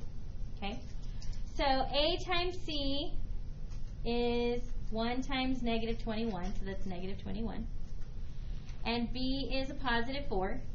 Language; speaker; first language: English; native; English